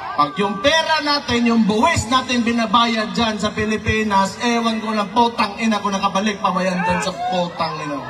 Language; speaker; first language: Filipino; non-native, local second language; Cebuano